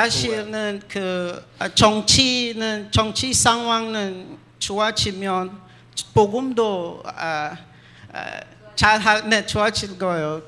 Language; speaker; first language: Korean; non-native, learner; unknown